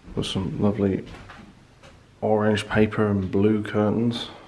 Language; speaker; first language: English; native; English